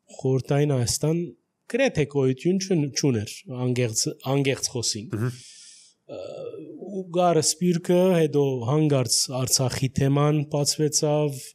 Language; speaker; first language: Armenian; early bilingual, heritage; Armenian